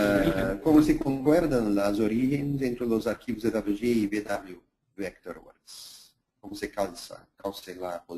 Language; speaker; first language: Spanish; non-native, fluent; Portuguese